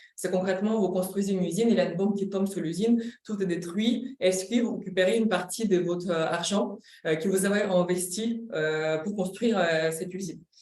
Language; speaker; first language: French; non-native, fluent; Ukrainian